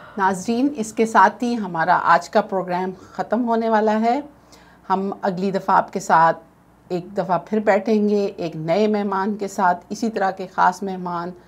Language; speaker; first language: Urdu; native; Urdu